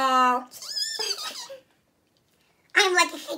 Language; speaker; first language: English; non-native, learner; Russian